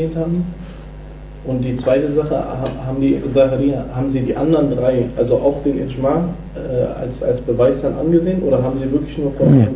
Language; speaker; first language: German; native; German